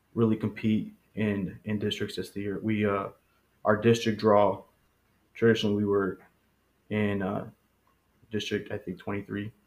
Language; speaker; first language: English; early bilingual, other home language; Spanish